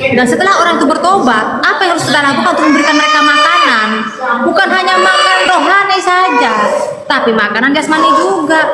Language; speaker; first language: Indonesian; non-native, local second language; Madurese